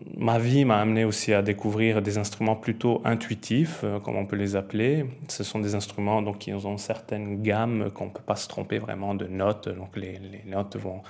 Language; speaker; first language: French; non-native, fluent; Italian